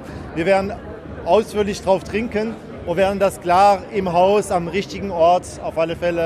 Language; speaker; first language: German; native; German